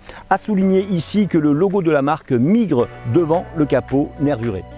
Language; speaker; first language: French; native; French